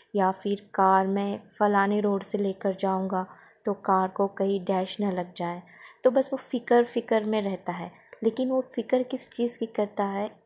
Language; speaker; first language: Hindi; non-native, local second language; Marathi